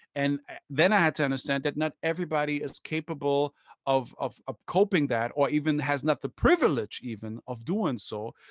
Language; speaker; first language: English; non-native, fluent; German